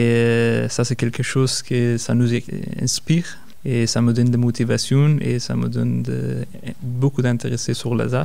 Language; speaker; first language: French; non-native, fluent; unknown